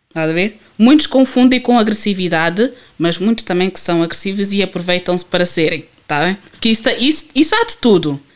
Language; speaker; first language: Portuguese; native; Portuguese